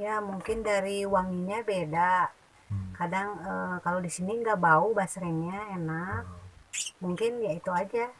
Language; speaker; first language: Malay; non-native, local second language; Sundanese